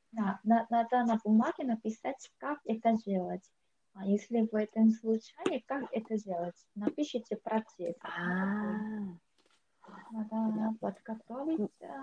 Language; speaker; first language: Russian; non-native, learner; Korean